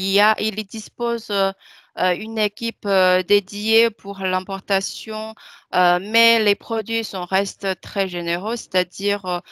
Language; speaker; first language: French; non-native, fluent; Chinese